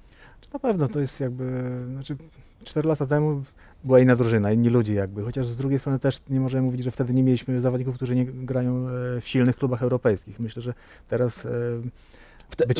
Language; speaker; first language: Polish; native; Polish